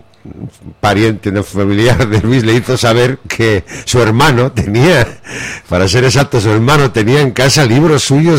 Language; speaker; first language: Spanish; native; Spanish